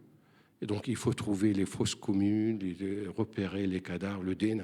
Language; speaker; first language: French; non-native, fluent; Arabic